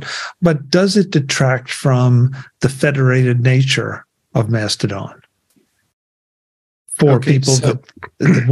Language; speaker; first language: English; native; English